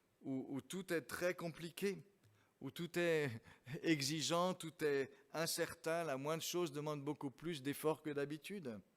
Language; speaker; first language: French; native; French